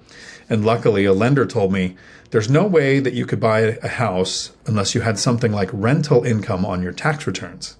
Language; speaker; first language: English; native; English